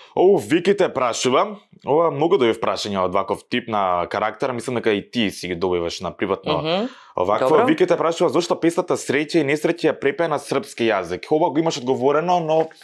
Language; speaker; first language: Macedonian; native; Macedonian